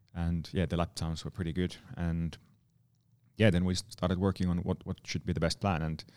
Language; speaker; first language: English; non-native, fluent; Finnish